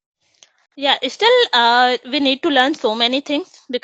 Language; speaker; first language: English; non-native, local second language; Hindi